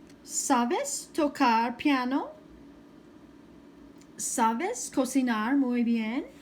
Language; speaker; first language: Spanish; non-native, fluent; English